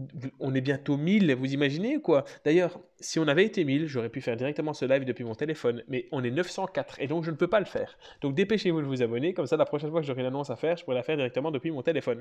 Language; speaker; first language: French; native; French